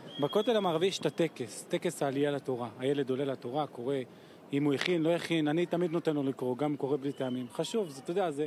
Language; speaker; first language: Hebrew; native; Hebrew